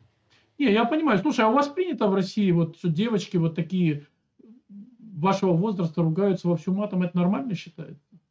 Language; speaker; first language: Russian; native; Russian